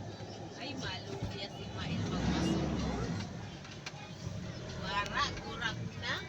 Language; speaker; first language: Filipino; non-native, local second language; Bikol